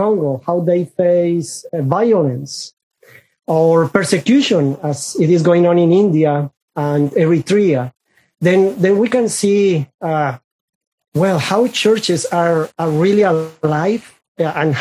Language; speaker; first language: English; non-native, fluent; Spanish